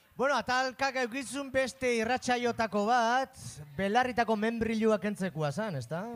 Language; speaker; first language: Basque; native; Basque